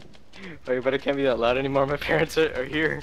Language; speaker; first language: English; native; English